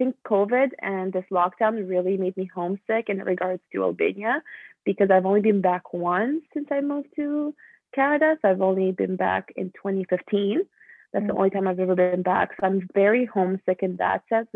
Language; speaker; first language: English; early bilingual, other home language; Albanian